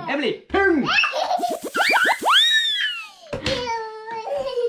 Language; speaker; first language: Thai; non-native, learner; Dutch